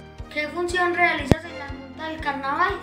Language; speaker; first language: Spanish; native; Spanish